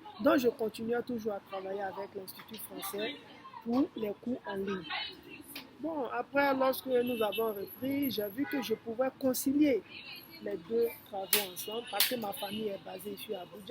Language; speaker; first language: French; non-native, fluent; Yoruba